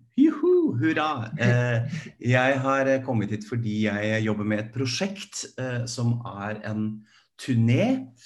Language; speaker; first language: Norwegian; non-native, fluent; German